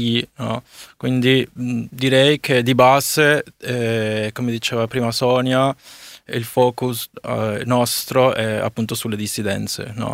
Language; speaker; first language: Italian; non-native, fluent; Spanish